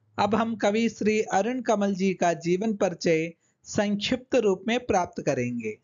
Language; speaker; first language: Hindi; non-native, local second language; Telugu